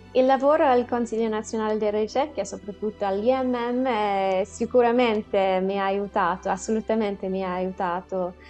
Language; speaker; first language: Italian; non-native, fluent; English